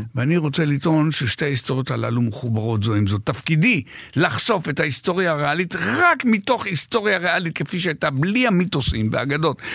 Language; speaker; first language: Hebrew; native; Hebrew